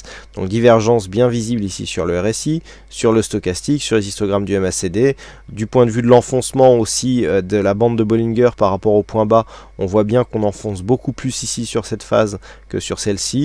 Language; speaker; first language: French; native; French